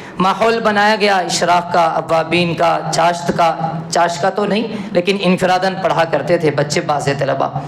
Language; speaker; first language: Urdu; native; Urdu